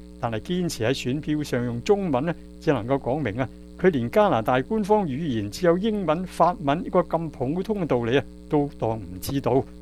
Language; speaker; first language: Chinese; non-native, local second language; Cantonese